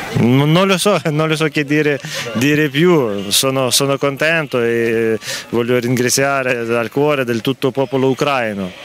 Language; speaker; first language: Italian; non-native, learner; Ukrainian